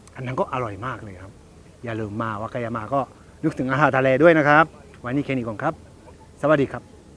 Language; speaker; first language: Thai; non-native, fluent; Japanese